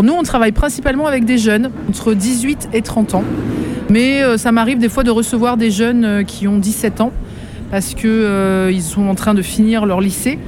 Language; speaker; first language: French; native; French